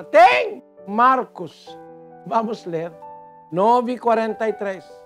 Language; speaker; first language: Portuguese; non-native, fluent; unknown